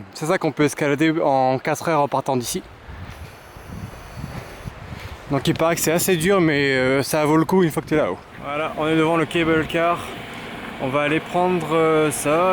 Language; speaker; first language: French; native; French